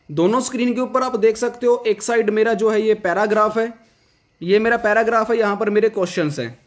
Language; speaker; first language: Hindi; non-native, local second language; Punjabi